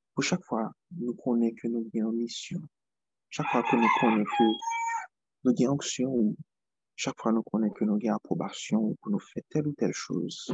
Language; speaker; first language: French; non-native, local second language; Haitian Creole